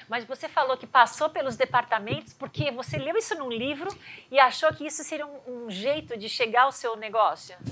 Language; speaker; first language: Portuguese; native; Portuguese